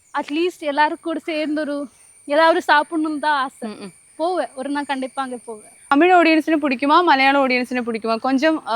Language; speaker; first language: Tamil; non-native, learner; Malayalam